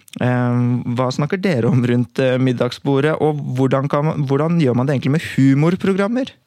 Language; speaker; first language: Norwegian; native; Norwegian